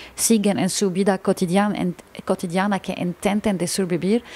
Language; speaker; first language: Spanish; non-native, learner; Arabic